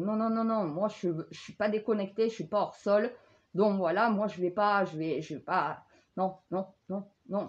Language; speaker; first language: French; native; French